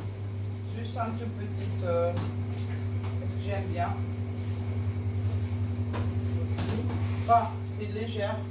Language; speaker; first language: French; non-native, fluent; Portuguese